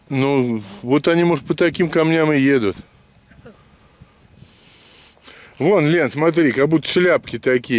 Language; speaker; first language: Russian; native; Russian